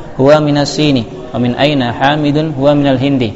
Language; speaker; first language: Arabic; non-native, fluent; Indonesian